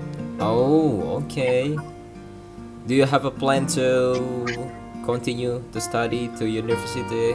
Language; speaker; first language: English; non-native, learner; Indonesian